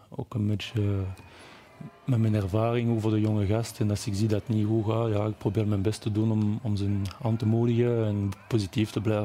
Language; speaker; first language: Dutch; non-native, local second language; French